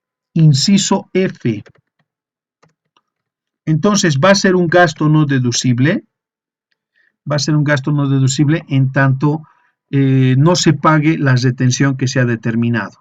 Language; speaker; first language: Spanish; native; Spanish